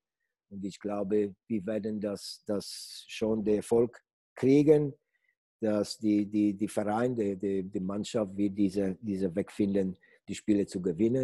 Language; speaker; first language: German; non-native, fluent; Polish